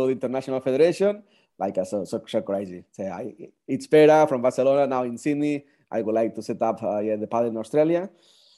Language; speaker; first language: English; non-native, fluent; Spanish